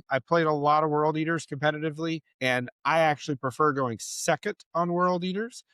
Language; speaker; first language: English; native; English